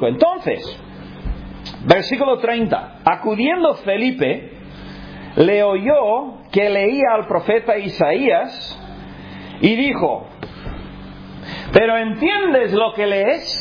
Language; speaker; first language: Spanish; non-native, fluent; English